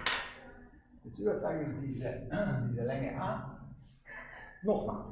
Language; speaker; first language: German; non-native, fluent; Hungarian